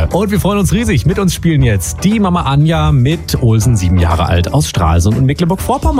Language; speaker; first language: German; native; German